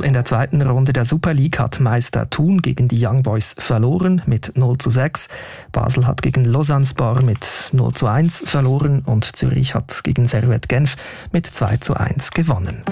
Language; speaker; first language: German; native; German